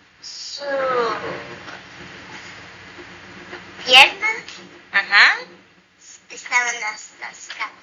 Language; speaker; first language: Spanish; early bilingual, heritage; Spanish